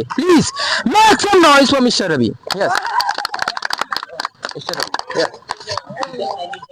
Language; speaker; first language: English; non-native, fluent; Hindi